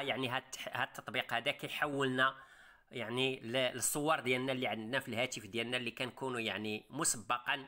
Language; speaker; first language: Arabic; native; Arabic